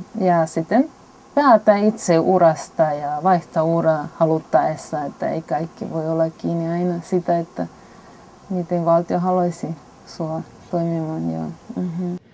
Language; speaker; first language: Finnish; non-native, fluent; Spanish